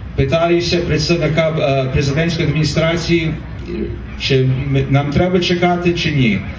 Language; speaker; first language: Ukrainian; early bilingual, heritage; Ukrainian